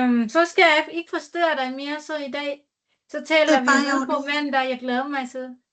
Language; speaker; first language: Danish; non-native, learner; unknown